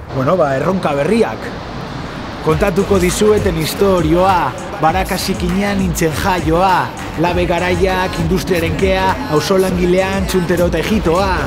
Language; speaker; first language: Basque; non-native, local second language; Spanish